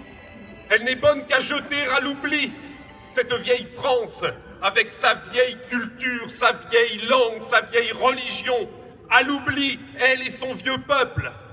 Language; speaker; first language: French; native; French